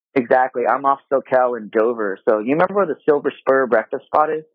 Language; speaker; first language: English; non-native, fluent; Japanese